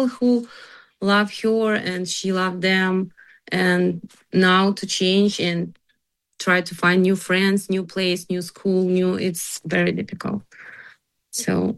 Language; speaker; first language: English; non-native, learner; Ukrainian